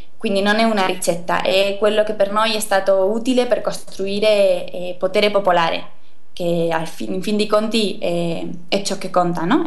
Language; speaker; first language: Italian; non-native, fluent; Spanish